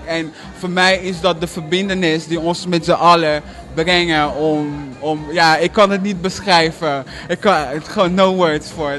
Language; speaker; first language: Dutch; non-native, fluent; Portuguese